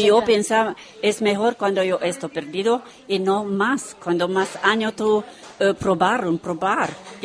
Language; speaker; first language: Spanish; non-native, learner; Romanian